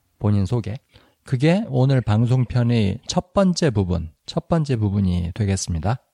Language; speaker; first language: Korean; native; Korean